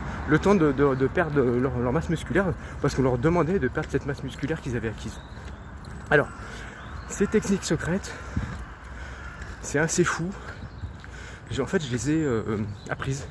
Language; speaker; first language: French; native; French